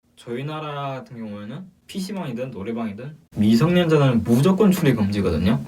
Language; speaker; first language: Korean; non-native, fluent; Chinese